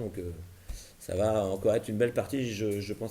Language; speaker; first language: French; native; French